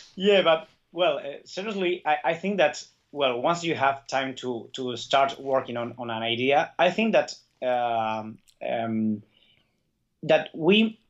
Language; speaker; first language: English; early bilingual, other home language; Basque